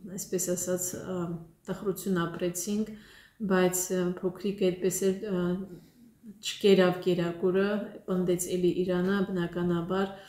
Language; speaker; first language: Armenian; native; Armenian